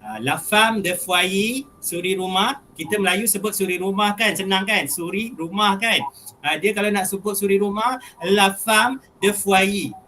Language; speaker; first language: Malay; native; Malay